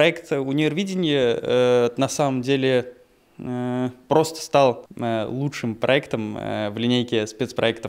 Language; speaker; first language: Russian; native; Russian